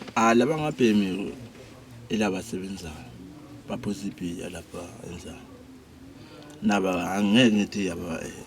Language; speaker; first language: Zulu; non-native, local second language; Tswana